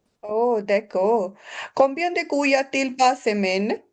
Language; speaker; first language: French; non-native, learner; Punjabi